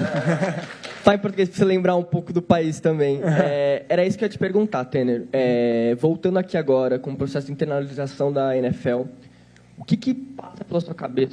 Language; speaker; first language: Portuguese; native; Portuguese